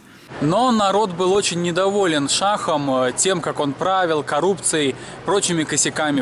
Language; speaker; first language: Russian; native; Russian